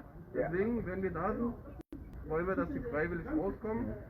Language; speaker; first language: German; native; German